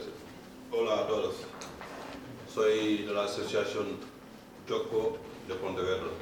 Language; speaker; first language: Spanish; non-native, fluent; Fula